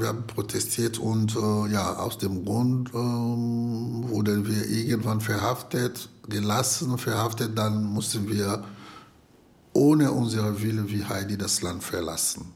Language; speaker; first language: German; non-native, fluent; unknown